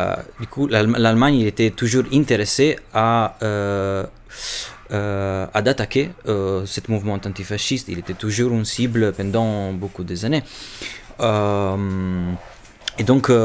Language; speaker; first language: French; non-native, fluent; Albanian